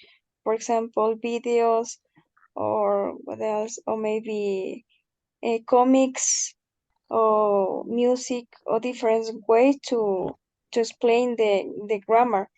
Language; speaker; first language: English; non-native, learner; Spanish